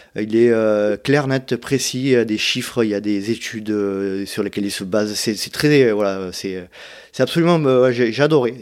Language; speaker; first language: French; native; French